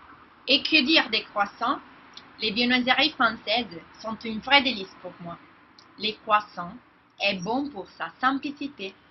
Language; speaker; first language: French; non-native, learner; Italian